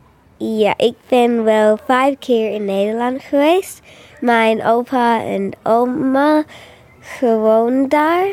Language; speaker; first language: Dutch; early bilingual, heritage; English